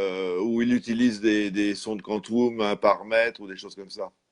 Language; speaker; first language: French; native; French